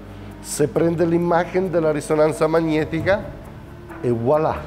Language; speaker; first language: Spanish; non-native, learner; Italian